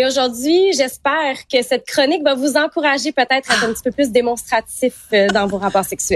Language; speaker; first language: French; native; French